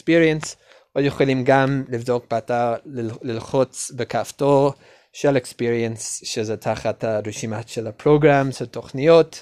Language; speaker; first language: Hebrew; non-native, learner; English